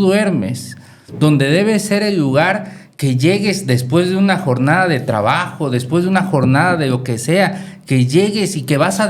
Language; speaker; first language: Spanish; native; Spanish